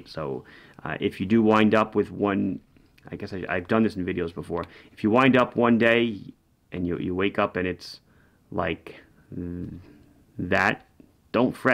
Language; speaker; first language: English; native; English